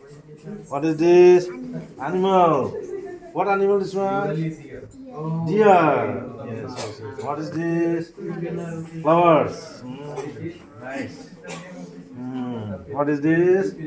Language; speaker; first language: English; non-native, local second language; Bodo